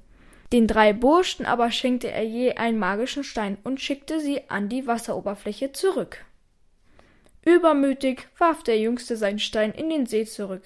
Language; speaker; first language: German; native; German